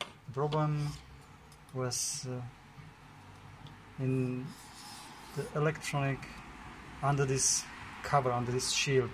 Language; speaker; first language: English; non-native, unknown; Czech